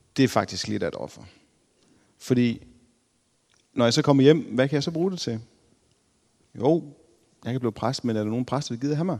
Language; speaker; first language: Danish; native; Danish